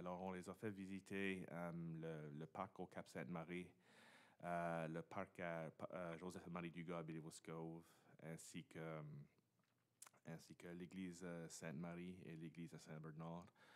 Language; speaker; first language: French; native; French